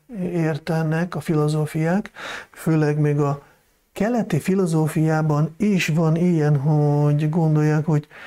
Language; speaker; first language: Hungarian; non-native, fluent; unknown